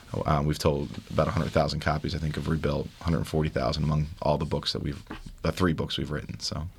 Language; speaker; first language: English; native; English